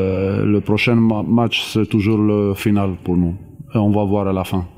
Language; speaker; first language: French; non-native, learner; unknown